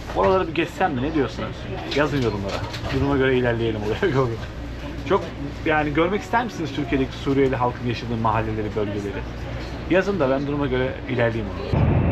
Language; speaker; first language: Turkish; native; Turkish